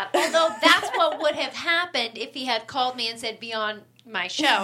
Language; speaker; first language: English; native; English